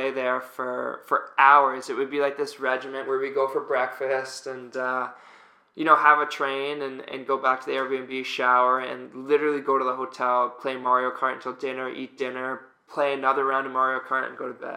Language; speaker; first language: English; native; English